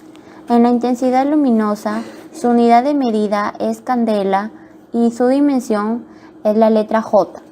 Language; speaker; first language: Spanish; native; Spanish